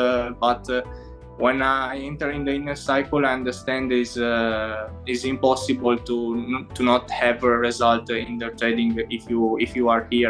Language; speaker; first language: English; non-native, learner; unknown